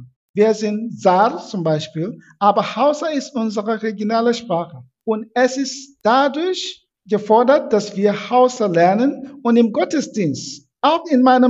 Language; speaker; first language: German; non-native, fluent; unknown